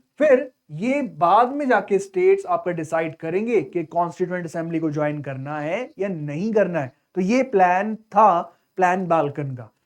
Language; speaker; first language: Hindi; native; Hindi